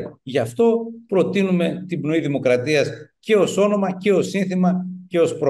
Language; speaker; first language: Greek; native; Greek